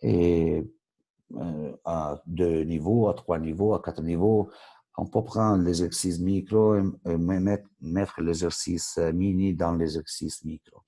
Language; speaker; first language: French; non-native, local second language; Italian